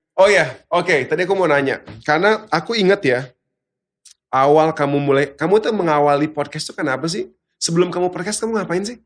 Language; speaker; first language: Indonesian; early bilingual, heritage; Indonesian